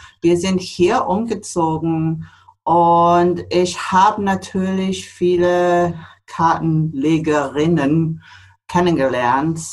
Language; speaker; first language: German; non-native, fluent; English